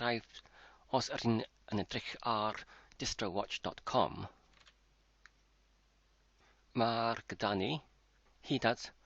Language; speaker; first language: Welsh; non-native, learner; English